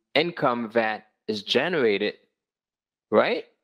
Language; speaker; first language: English; native; English